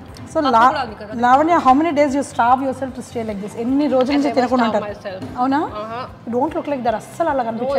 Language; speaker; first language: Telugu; native; Telugu